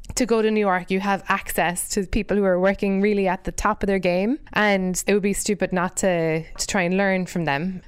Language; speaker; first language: English; native; English